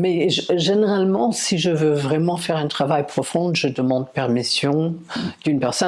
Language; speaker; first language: French; non-native, fluent; English